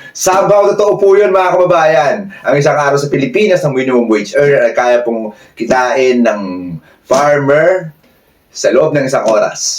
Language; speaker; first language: Filipino; native; Filipino